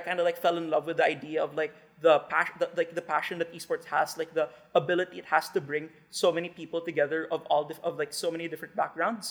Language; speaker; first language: English; non-native, local second language; Hiligaynon